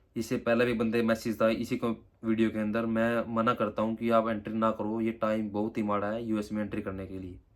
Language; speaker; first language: Hindi; native; Hindi